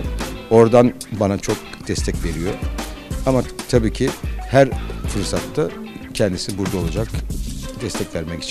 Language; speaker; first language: Turkish; early bilingual, heritage; Turkish